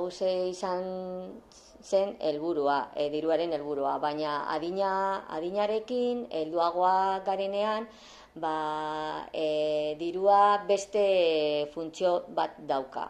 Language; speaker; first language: Basque; non-native, local second language; Spanish